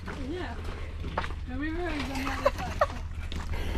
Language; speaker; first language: English; non-native, fluent; French